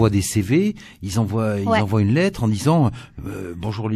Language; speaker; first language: French; native; French